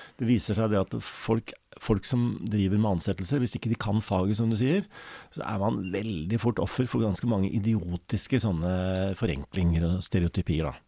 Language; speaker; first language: Norwegian; native; Norwegian